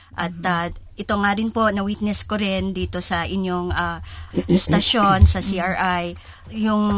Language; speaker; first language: Filipino; non-native, local second language; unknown